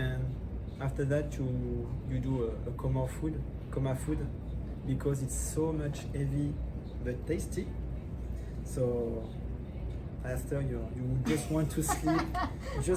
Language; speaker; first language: English; non-native, learner; French